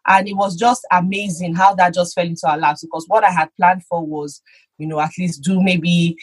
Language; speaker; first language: English; non-native, local second language; Yoruba